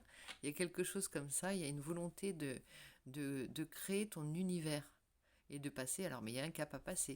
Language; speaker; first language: French; native; French